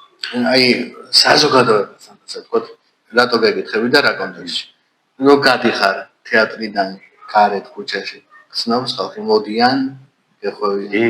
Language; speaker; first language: Georgian; native; Georgian